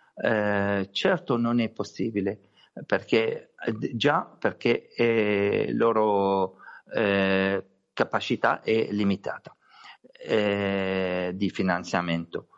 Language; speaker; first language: Italian; non-native, learner; Arabic